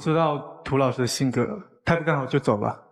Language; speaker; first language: Chinese; native; Chinese